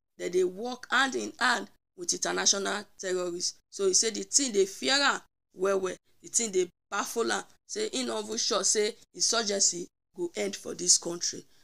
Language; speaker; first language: Nigerian Pidgin; native; Nigerian Pidgin